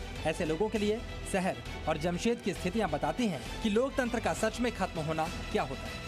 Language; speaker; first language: Hindi; native; Hindi